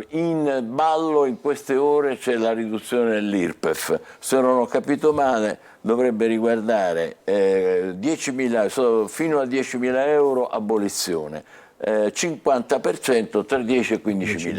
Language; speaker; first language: Italian; native; Italian